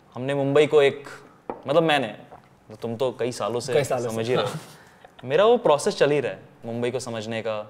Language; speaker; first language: Hindi; native; Hindi